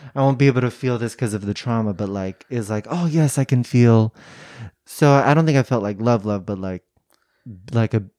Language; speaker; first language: English; native; English